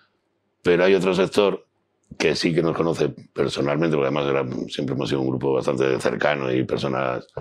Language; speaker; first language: Spanish; native; Spanish